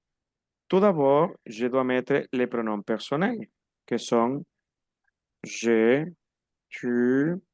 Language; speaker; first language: French; non-native, fluent; Spanish